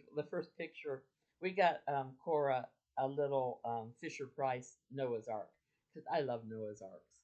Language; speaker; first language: English; native; English